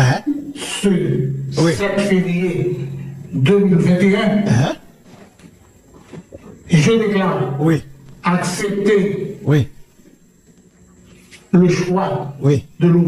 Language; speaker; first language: French; non-native, local second language; Haitian Creole